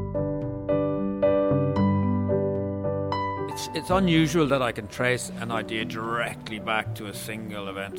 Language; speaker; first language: English; native; English